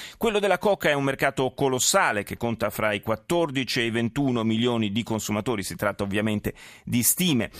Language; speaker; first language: Italian; native; Italian